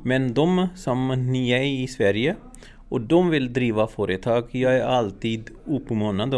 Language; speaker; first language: Swedish; non-native, learner; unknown